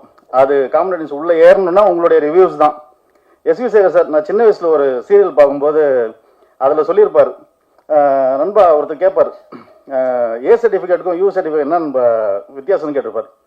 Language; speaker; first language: Tamil; native; Tamil